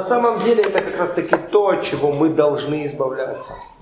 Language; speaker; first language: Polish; non-native, learner; Russian